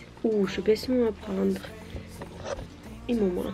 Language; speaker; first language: French; non-native, learner; Norwegian